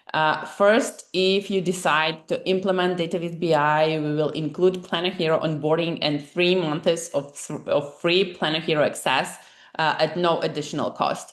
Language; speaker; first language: English; non-native, fluent; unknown